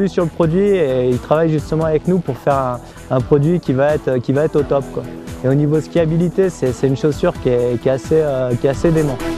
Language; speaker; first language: French; native; French